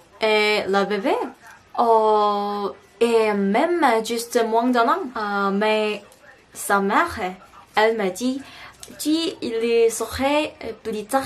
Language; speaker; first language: French; non-native, learner; Korean